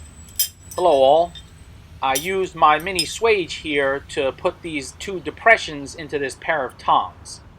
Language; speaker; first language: English; native; English